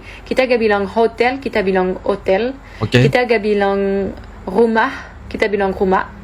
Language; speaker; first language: Indonesian; non-native, fluent; French